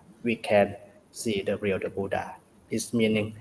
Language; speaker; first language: English; non-native, learner; Thai